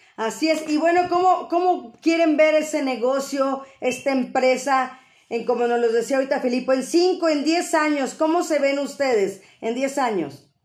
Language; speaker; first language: Spanish; native; Spanish